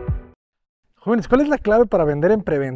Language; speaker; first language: Spanish; native; Spanish